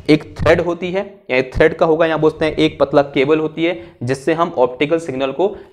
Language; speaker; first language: Hindi; native; Hindi